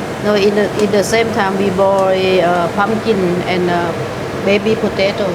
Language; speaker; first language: English; non-native, learner; Thai